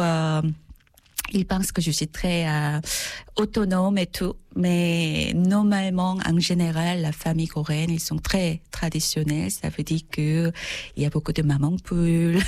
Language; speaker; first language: French; non-native, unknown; Korean